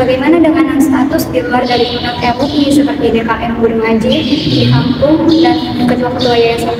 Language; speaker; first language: Indonesian; native; Indonesian